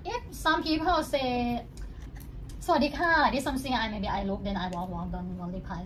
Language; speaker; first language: English; non-native, learner; Thai